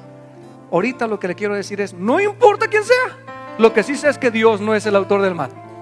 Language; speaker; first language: Spanish; native; Spanish